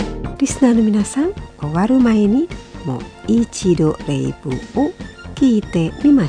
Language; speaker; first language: Japanese; non-native, fluent; Indonesian